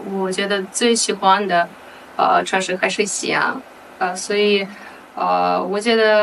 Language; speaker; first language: Chinese; non-native, fluent; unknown